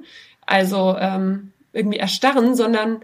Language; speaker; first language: German; native; German